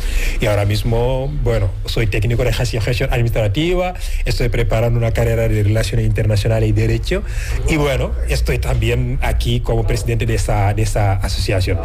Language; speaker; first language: Spanish; non-native, fluent; Wolof